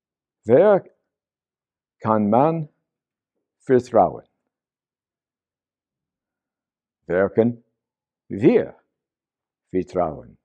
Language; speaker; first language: German; non-native, learner; English